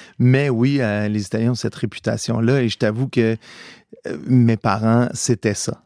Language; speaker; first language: French; early bilingual, other home language; Italian